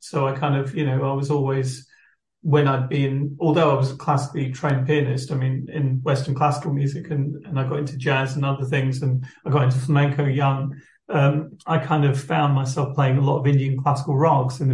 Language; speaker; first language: English; native; English